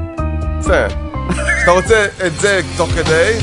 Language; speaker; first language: Hebrew; native; Hebrew